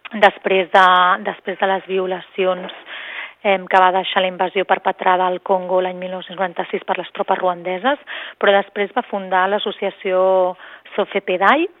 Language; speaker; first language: Catalan; native; Catalan